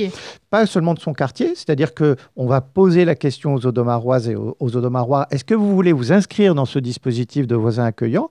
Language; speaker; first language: French; native; French